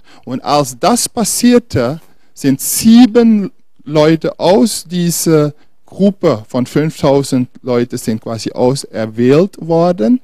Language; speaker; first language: German; non-native, fluent; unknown